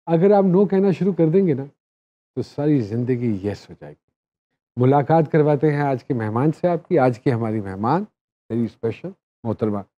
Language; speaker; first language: Urdu; non-native, local second language; Punjabi